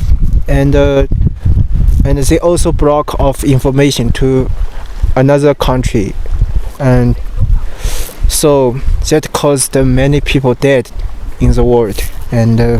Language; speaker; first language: English; non-native, learner; Chinese